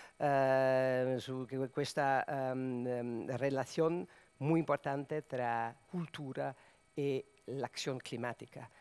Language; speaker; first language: Spanish; non-native, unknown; Serbian